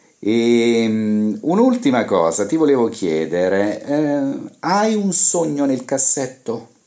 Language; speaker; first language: Italian; native; Italian